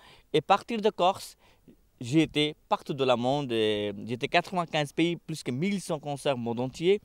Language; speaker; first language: French; non-native, learner; Hindi